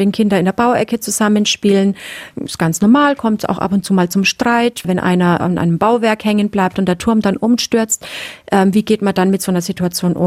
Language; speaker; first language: German; native; German